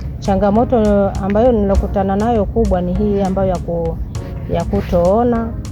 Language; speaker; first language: Swahili; native; Swahili